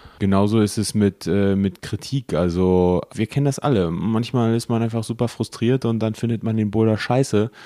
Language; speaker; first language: German; native; German